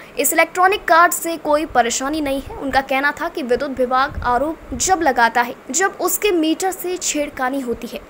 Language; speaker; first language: Hindi; native; Hindi